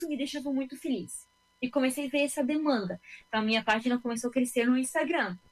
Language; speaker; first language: Portuguese; non-native, fluent; Arabic